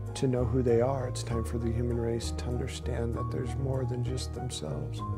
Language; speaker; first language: English; native; English